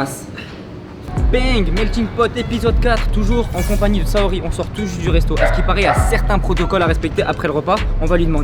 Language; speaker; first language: French; native; French